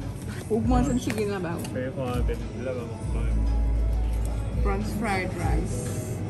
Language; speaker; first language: English; non-native, local second language; Seselwa Creole French